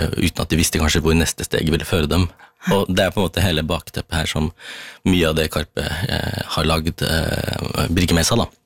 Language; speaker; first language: Norwegian; early bilingual, other home language; Tamil